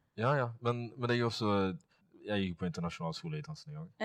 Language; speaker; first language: Norwegian; non-native, fluent; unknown